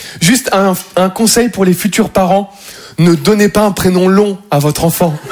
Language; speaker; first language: French; native; French